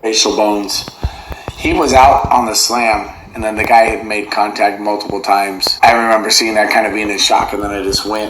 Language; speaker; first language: English; native; English